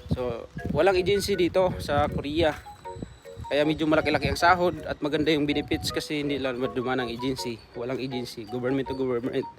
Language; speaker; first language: Filipino; native; Filipino